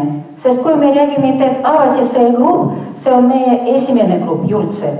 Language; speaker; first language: Estonian; non-native, local second language; Russian